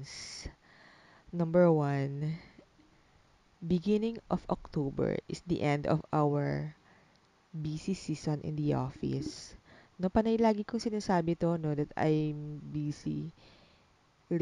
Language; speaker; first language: English; non-native, local second language; Filipino